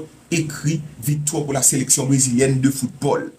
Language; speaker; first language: French; non-native, local second language; Haitian Creole